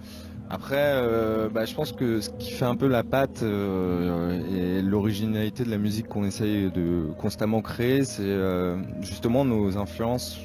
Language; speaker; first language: French; native; French